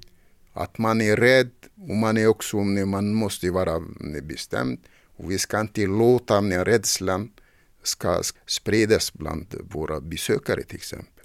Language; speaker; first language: Swedish; non-native, fluent; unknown